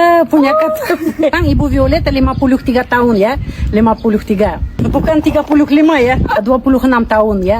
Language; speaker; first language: Indonesian; non-native, fluent; Russian